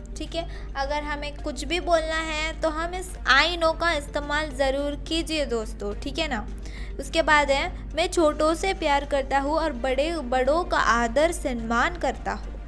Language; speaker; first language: Hindi; native; Hindi